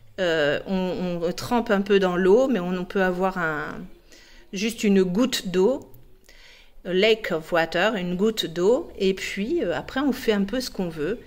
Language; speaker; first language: French; native; French